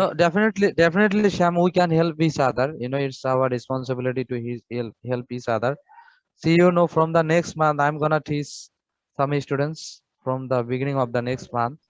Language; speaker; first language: English; non-native, fluent; Bangla